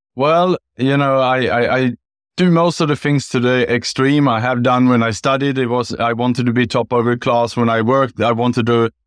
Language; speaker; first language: English; non-native, fluent; Swedish